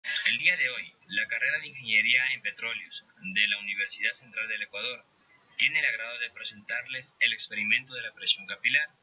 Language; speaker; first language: Spanish; native; Spanish